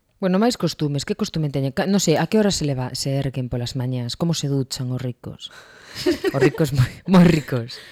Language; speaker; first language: Galician; non-native, local second language; Spanish